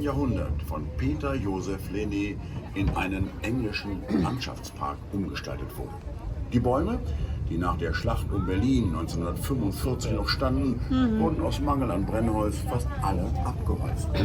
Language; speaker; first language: German; native; German